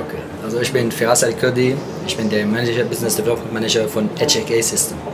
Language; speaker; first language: German; non-native, fluent; Arabic